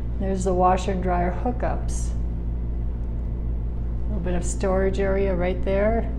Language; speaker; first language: English; native; English